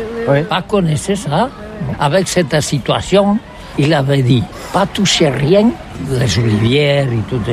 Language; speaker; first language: French; non-native, learner; Catalan